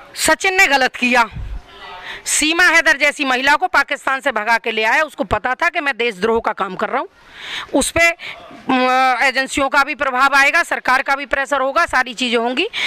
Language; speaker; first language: Hindi; native; Hindi